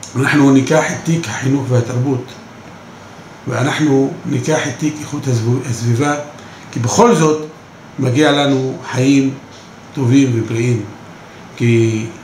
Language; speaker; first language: Hebrew; non-native, local second language; Arabic